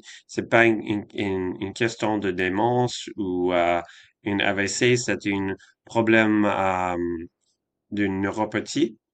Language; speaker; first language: French; non-native, fluent; English